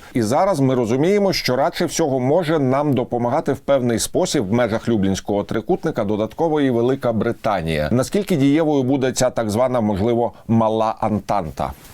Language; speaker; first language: Ukrainian; native; Ukrainian